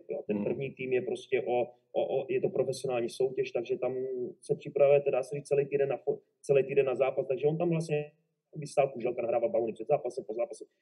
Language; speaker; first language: Czech; native; Czech